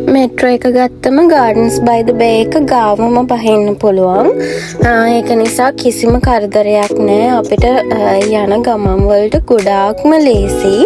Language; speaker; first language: Sinhala; native; Sinhala